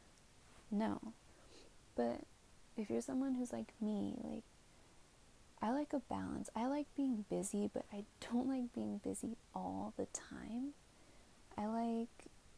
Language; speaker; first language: English; native; English